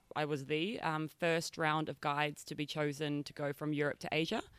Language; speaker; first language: English; native; English